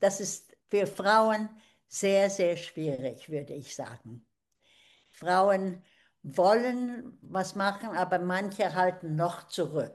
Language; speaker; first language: German; early bilingual, heritage; German